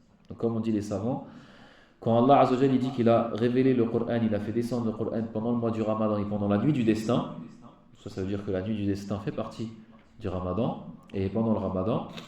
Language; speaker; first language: French; native; French